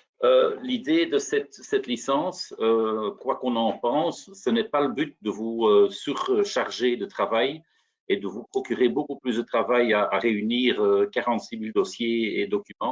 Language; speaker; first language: French; native; French